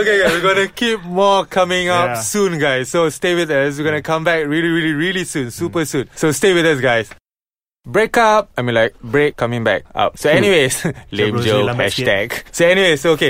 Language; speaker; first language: English; non-native, local second language; Malay